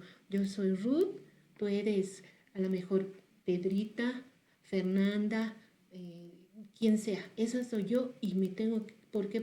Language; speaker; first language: Spanish; native; Spanish